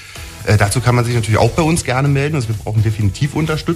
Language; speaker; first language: German; native; German